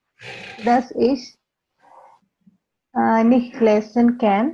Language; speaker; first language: German; non-native, learner; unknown